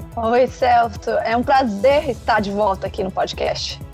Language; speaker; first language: Portuguese; non-native, fluent; Danish